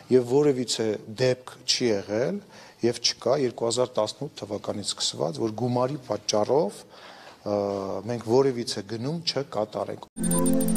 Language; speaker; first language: Armenian; native; Armenian